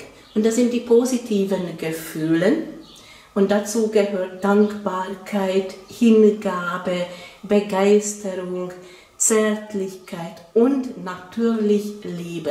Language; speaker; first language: German; non-native, fluent; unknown